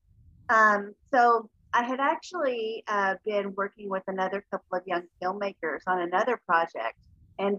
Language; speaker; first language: English; native; English